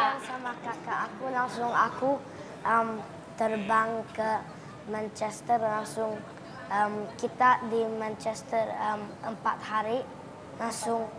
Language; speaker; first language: Indonesian; early bilingual, heritage; English